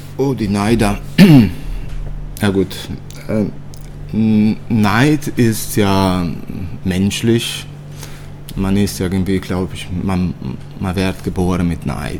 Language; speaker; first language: German; early bilingual, other home language; Italian